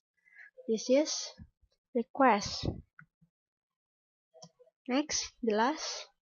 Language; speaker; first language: English; non-native, learner; Indonesian